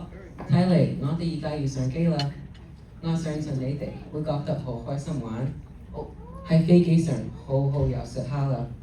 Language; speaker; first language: Chinese; non-native, learner; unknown